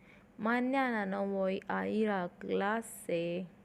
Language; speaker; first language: Spanish; non-native, learner; Hindi